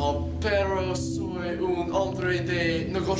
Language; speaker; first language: Spanish; non-native, learner; English